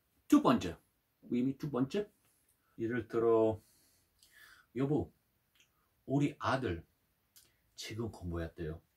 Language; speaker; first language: Korean; non-native, learner; Italian